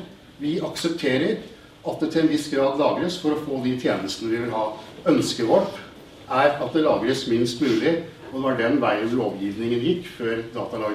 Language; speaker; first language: Norwegian; native; Norwegian